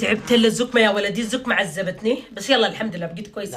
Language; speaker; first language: Arabic; native; Arabic